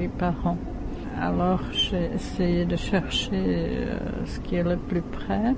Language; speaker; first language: French; non-native, fluent; Czech